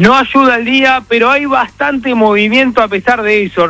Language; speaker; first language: Spanish; native; Spanish